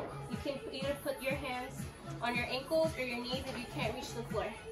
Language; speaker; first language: English; early bilingual, other home language; Spanish